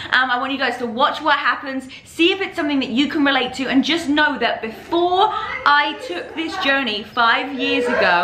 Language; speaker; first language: English; native; English